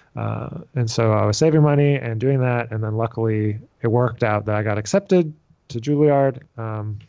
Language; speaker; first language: English; native; English